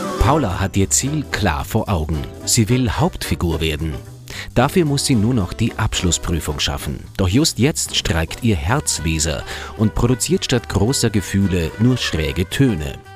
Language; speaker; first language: German; native; German